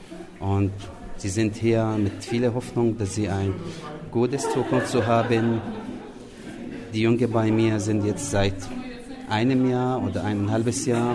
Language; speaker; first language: German; non-native, learner; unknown